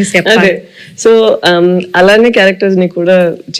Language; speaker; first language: Telugu; non-native, fluent; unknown